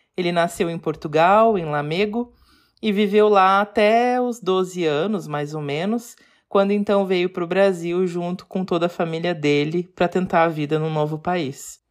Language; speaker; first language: Portuguese; native; Portuguese